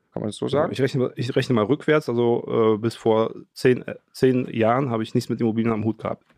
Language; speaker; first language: German; early bilingual, other home language; Polish